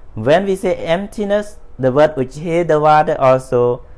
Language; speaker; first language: English; non-native, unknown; Khmer